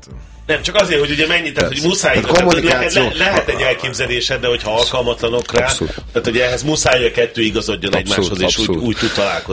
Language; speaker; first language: Hungarian; native; Hungarian